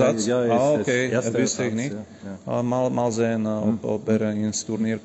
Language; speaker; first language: German; non-native, fluent; Slovak